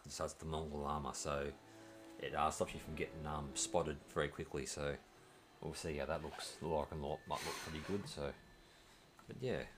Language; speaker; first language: English; native; English